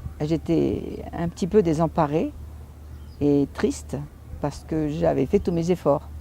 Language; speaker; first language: French; native; French